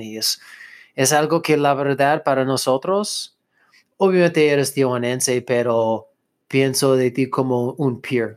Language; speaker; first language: Spanish; non-native, fluent; English